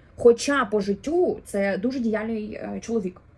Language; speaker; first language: Ukrainian; non-native, local second language; Russian